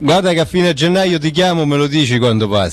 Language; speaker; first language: Italian; native; Italian